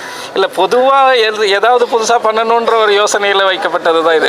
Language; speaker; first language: Tamil; native; Tamil